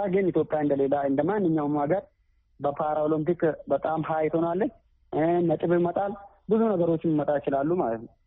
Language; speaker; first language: Amharic; native; Amharic